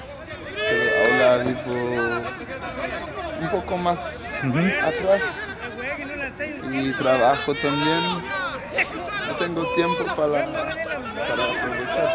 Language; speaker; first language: Spanish; non-native, learner; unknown